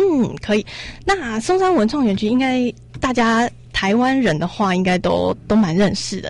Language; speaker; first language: Chinese; native; Chinese